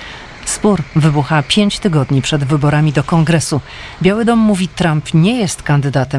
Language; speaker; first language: Polish; native; Polish